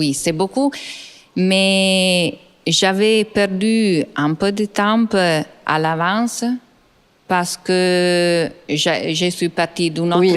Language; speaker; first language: French; non-native, fluent; Italian